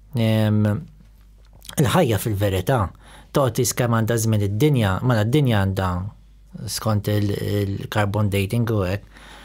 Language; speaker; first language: Maltese; native; Maltese